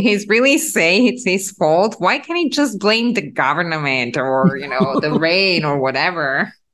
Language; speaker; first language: English; non-native, fluent; Italian